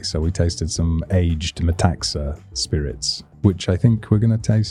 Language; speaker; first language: English; native; English